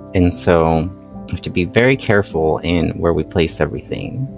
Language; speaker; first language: English; native; English